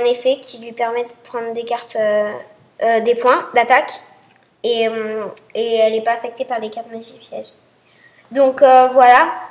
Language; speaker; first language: French; native; French